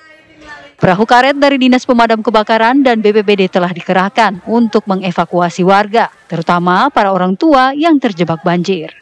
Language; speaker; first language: Indonesian; native; Indonesian